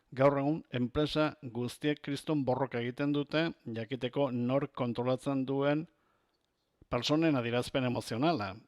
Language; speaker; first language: Basque; non-native, local second language; Spanish